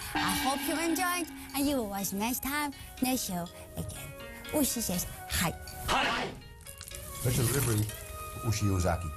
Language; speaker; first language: English; non-native, learner; Dutch